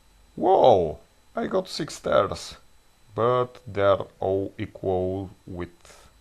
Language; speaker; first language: English; non-native, fluent; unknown